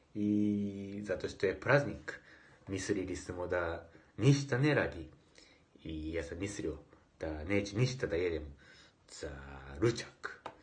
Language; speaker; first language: Serbian; non-native, learner; Japanese